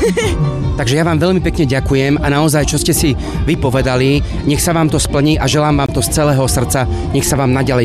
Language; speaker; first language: Slovak; native; Slovak